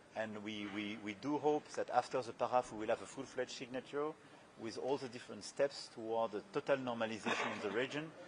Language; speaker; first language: English; non-native, fluent; French